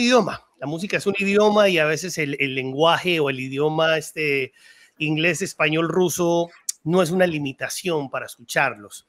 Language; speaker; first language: Spanish; native; Spanish